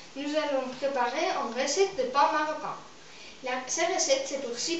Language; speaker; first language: French; non-native, learner; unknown